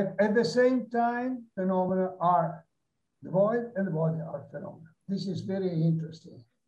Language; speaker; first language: English; non-native, fluent; Italian